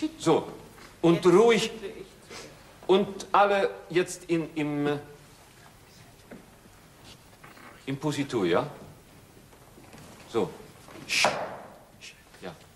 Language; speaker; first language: German; non-native, fluent; Swedish